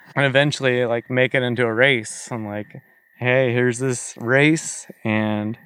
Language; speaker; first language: English; native; English